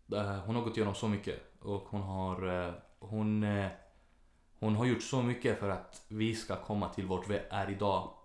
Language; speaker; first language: Swedish; early bilingual, other home language; Arabic